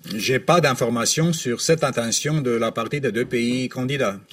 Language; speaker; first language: French; non-native, fluent; Romanian